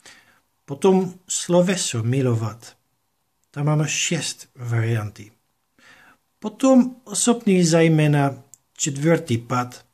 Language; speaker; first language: Czech; non-native, fluent; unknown